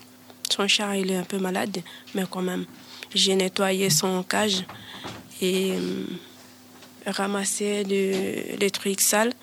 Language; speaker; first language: French; non-native, learner; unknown